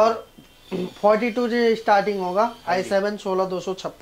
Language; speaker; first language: Hindi; native; Hindi